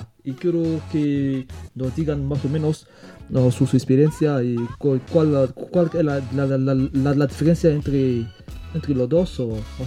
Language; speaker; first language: Spanish; non-native, fluent; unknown